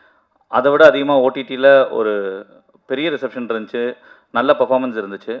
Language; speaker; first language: Tamil; native; Tamil